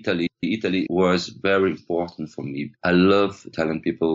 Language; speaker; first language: English; non-native, fluent; Portuguese